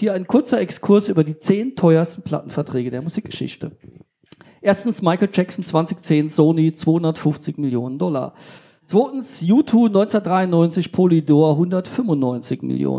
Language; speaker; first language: German; native; German